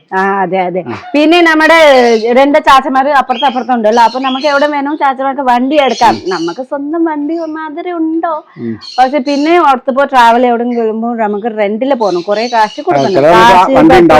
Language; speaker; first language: Malayalam; non-native, learner; Nepali